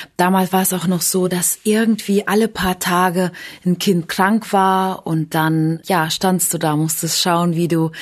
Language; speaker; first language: German; native; German